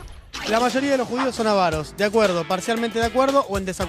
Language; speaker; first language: Spanish; native; Spanish